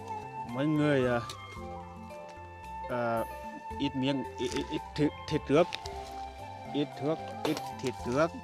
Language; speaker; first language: Vietnamese; non-native, fluent; Portuguese